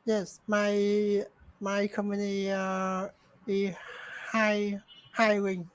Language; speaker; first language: English; non-native, learner; Vietnamese